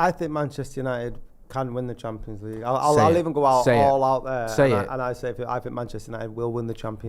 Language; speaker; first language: English; native; English